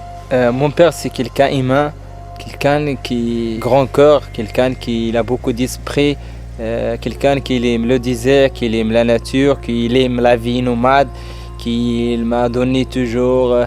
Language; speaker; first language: French; non-native, learner; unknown